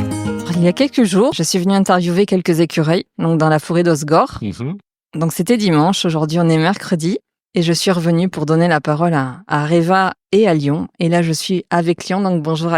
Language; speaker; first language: French; native; French